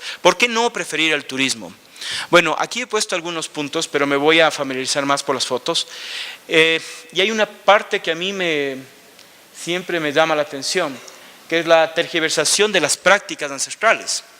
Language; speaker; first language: Spanish; native; Spanish